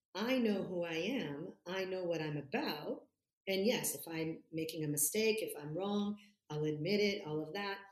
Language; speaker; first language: English; non-native, fluent; Italian